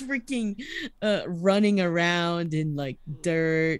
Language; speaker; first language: English; non-native, local second language; Iloko